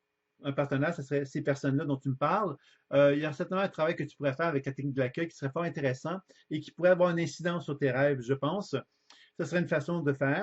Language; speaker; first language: French; native; French